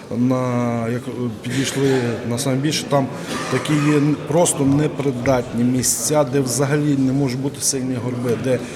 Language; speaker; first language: Ukrainian; native; Ukrainian